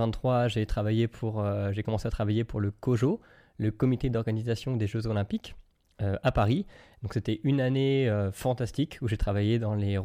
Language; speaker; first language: French; native; French